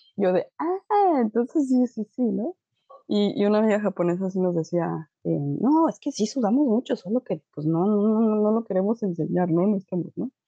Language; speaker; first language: Spanish; native; Spanish